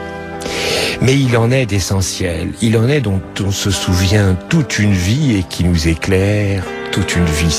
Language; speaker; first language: French; native; French